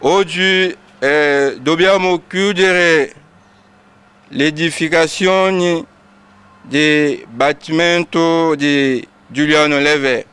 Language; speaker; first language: Italian; non-native, learner; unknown